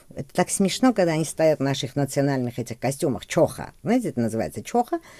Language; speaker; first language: Russian; non-native, local second language; Georgian